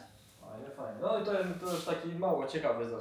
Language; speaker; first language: Polish; native; Polish